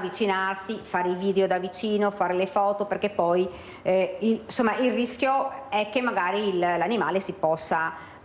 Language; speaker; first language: Italian; native; Italian